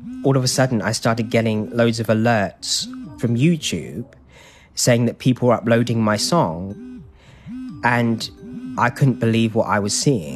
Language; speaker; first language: English; native; English